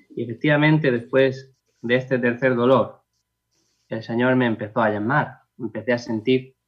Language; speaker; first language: Spanish; native; Spanish